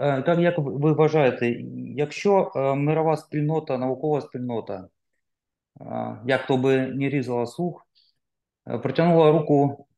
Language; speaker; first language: Ukrainian; non-native, local second language; Russian